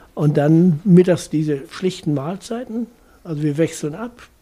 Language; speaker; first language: German; native; German